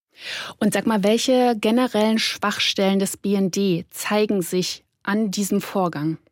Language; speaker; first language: German; native; German